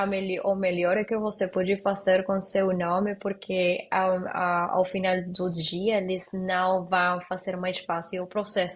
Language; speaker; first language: Portuguese; non-native, learner; Spanish